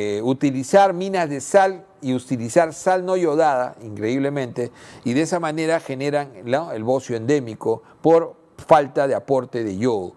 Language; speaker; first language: Spanish; native; Spanish